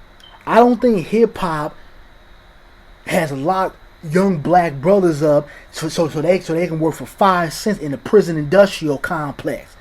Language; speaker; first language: English; native; English